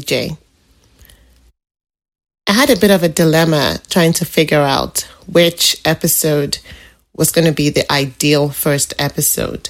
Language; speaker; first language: English; non-native, local second language; Igbo